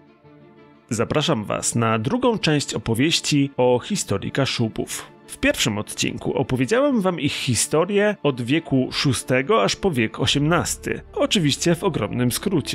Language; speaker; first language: Polish; native; Polish